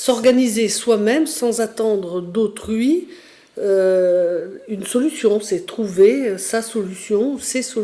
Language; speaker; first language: French; native; French